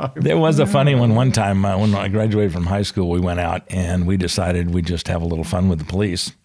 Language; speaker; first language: English; native; English